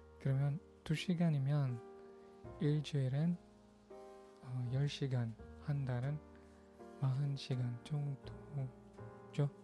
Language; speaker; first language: Korean; non-native, learner; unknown